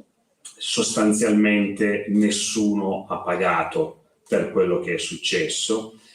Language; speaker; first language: Italian; native; Italian